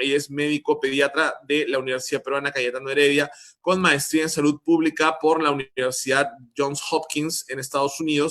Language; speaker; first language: Spanish; native; Spanish